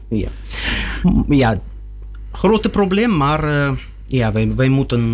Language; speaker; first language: Dutch; non-native, learner; Russian